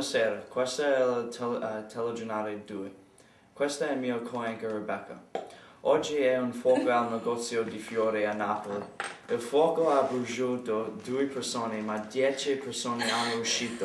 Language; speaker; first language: Italian; non-native, learner; English